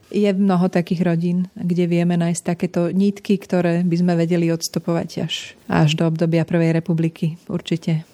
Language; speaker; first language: Slovak; native; Slovak